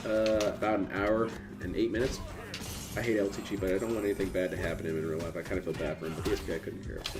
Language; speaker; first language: English; native; English